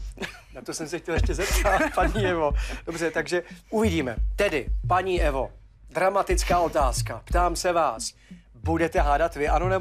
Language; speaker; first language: Czech; native; Czech